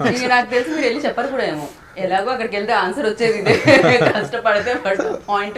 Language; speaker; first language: Telugu; native; Telugu